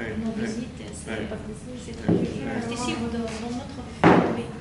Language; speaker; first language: French; non-native, learner; Arabic